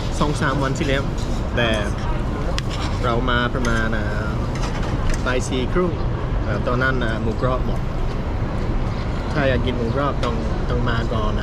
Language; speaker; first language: Thai; non-native, fluent; English